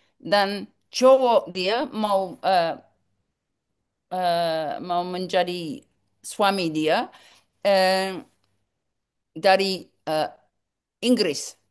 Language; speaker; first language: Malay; non-native, learner; English